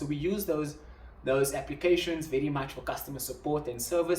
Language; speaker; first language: English; non-native, local second language; Afrikaans